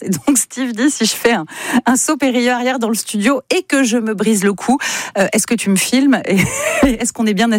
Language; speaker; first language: French; native; French